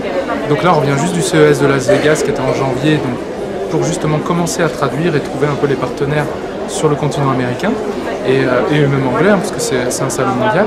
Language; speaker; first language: French; native; French